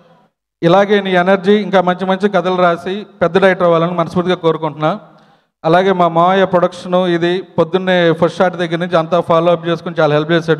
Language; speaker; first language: Telugu; native; Telugu